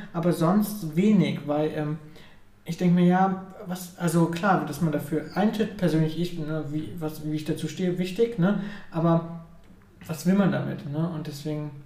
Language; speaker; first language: German; early bilingual, other home language; Ukrainian